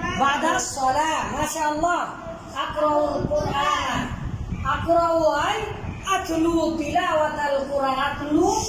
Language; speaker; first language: Arabic; non-native, fluent; Bangla